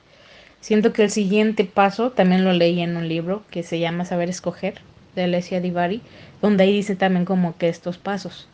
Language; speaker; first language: Spanish; native; Spanish